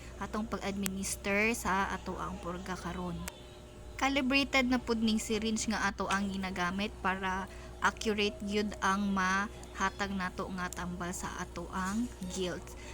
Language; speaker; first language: Cebuano; native; Cebuano